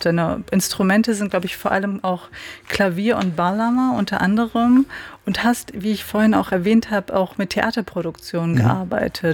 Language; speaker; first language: German; native; German